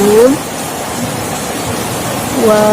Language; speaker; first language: Arabic; non-native, learner; Indonesian